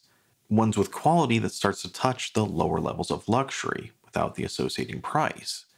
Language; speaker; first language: English; native; English